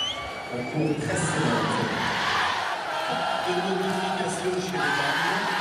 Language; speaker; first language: French; native; French